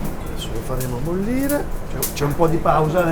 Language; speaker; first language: Italian; native; Italian